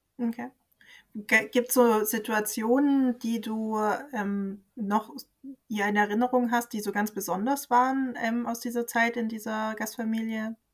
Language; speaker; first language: German; native; German